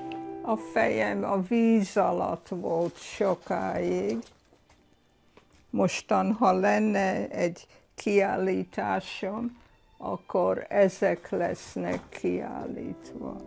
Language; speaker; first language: Hungarian; early bilingual, heritage; Hungarian